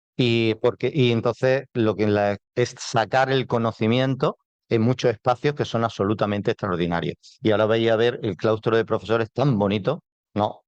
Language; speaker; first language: Spanish; native; Spanish